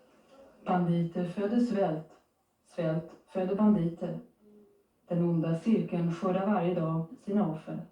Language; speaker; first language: Swedish; native; Swedish